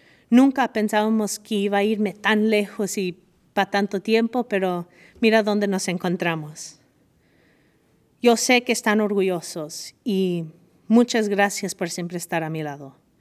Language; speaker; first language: Spanish; early bilingual, other home language; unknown